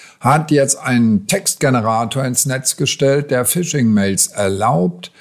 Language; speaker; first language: German; native; German